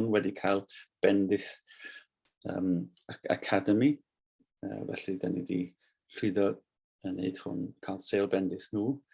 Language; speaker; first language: Welsh; native; Welsh